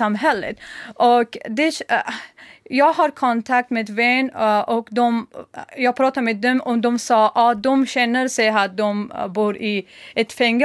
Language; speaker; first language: Swedish; non-native, learner; Persian